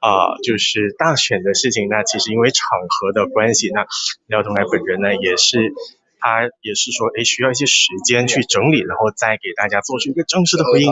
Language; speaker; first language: Chinese; native; Chinese